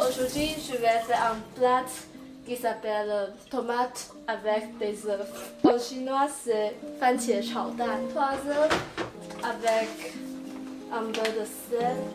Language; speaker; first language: French; non-native, fluent; Chinese